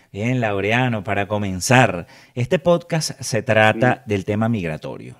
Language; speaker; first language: Spanish; native; Spanish